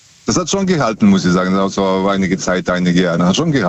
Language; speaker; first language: German; non-native, fluent; Serbian